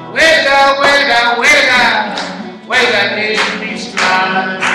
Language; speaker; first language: English; native; English